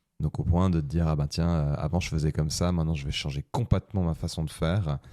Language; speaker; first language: French; native; French